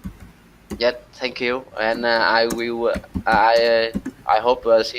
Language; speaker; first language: English; non-native, learner; Vietnamese